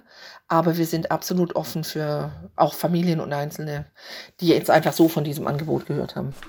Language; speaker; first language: German; native; German